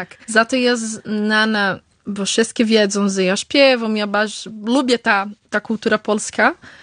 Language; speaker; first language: Polish; early bilingual, heritage; Portuguese